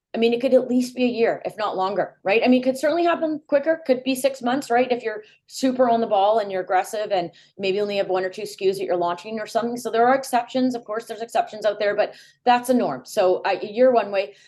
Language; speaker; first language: English; native; English